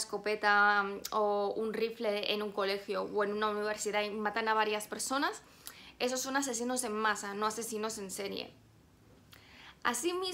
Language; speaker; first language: Spanish; native; Spanish